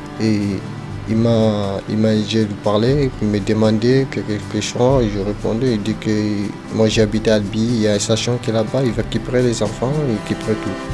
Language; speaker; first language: French; non-native, learner; Bambara